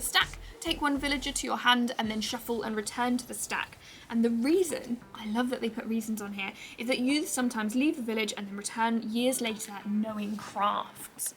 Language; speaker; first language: English; native; English